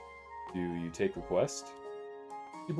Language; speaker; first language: English; native; English